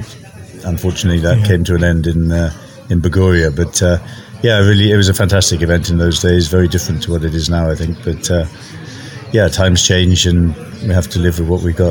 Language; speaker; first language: English; native; English